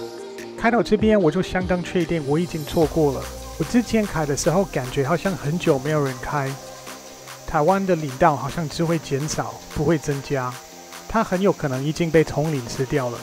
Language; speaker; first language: Chinese; non-native, fluent; English